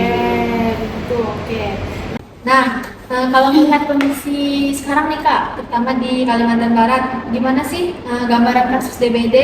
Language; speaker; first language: Indonesian; native; Indonesian